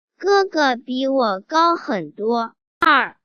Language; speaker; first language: Chinese; non-native, learner; Swahili